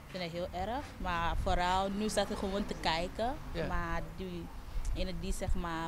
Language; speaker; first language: Dutch; non-native, fluent; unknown